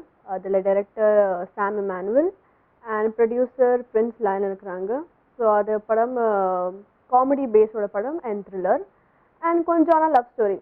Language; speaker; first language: Tamil; non-native, local second language; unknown